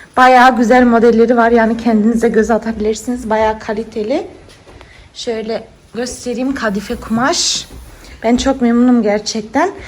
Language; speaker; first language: Turkish; early bilingual, heritage; Turkish